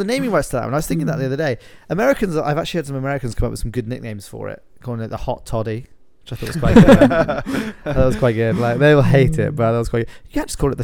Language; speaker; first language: English; native; English